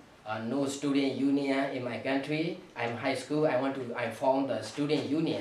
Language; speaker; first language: English; non-native, learner; Burmese